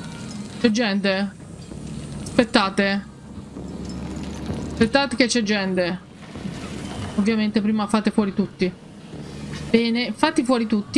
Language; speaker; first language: Italian; native; Italian